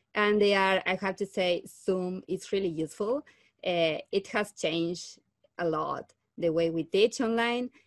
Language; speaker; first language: English; non-native, fluent; Spanish